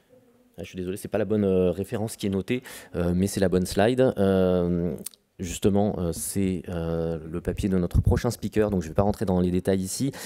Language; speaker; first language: French; native; French